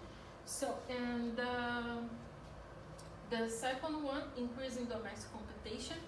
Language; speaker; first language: English; non-native, learner; Portuguese